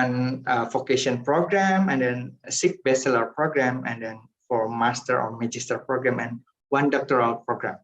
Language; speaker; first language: English; non-native, fluent; Indonesian